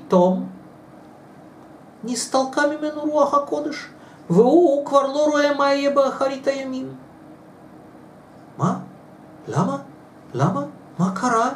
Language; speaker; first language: Hebrew; non-native, fluent; Russian